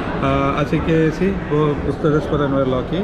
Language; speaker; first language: Spanish; non-native, learner; Malayalam